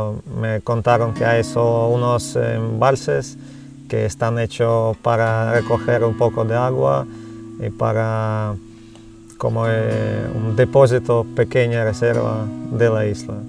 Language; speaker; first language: Spanish; non-native, learner; Russian